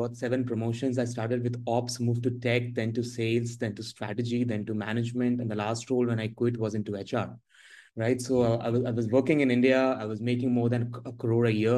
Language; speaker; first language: English; non-native, local second language; Hindi